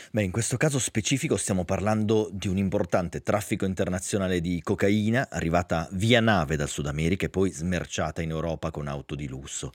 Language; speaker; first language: Italian; native; Italian